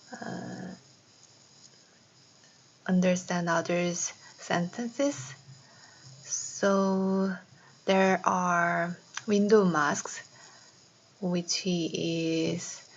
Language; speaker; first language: English; non-native, fluent; Korean